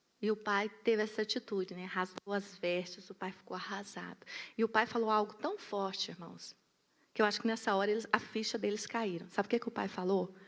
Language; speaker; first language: Portuguese; native; Portuguese